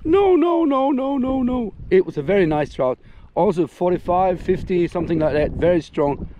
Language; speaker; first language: English; non-native, fluent; Danish